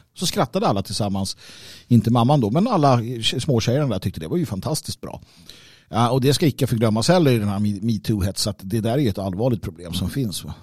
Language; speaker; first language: Swedish; native; Swedish